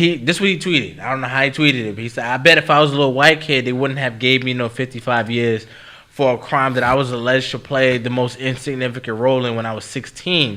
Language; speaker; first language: English; native; English